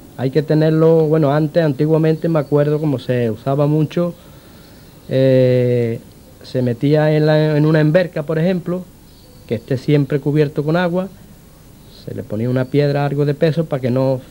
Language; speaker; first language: Spanish; native; Spanish